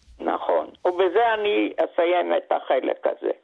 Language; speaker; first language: Hebrew; non-native, fluent; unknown